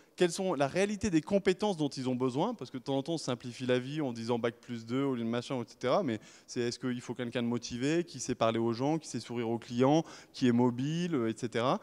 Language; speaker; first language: French; native; French